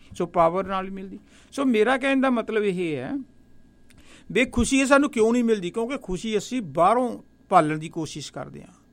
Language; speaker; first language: Punjabi; native; Punjabi